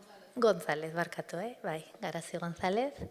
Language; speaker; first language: Basque; native; Basque